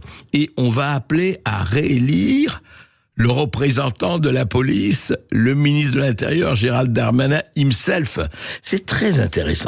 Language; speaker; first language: French; native; French